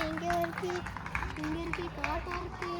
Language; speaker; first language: Tamil; early bilingual, heritage; Tamil